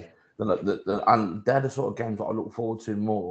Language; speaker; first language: English; native; English